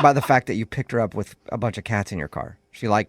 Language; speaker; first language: English; native; English